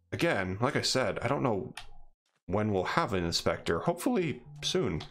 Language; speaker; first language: English; native; English